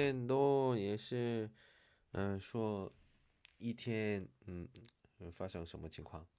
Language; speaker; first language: Chinese; non-native, learner; Korean